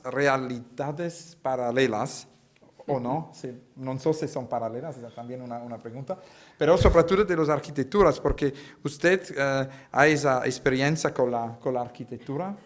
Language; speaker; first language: Spanish; non-native, learner; Italian